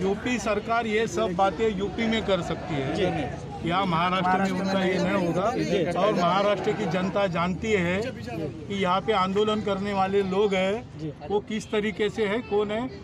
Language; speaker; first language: Hindi; non-native, local second language; Marathi